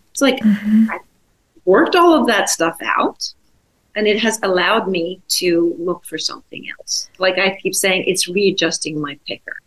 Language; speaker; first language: English; non-native, fluent; Czech